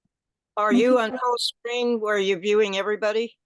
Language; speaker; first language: English; native; English